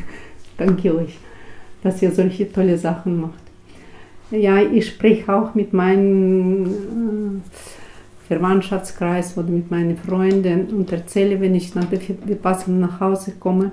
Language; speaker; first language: German; non-native, fluent; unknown